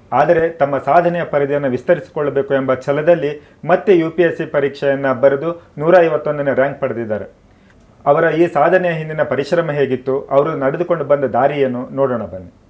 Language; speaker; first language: Kannada; native; Kannada